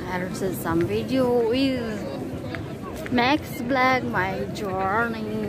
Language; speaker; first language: English; non-native, learner; Filipino